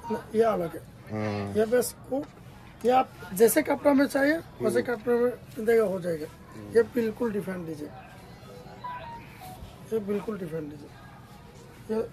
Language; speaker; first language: Hindi; non-native, learner; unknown